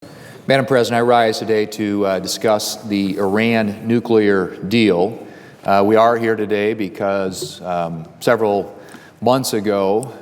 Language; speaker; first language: English; native; English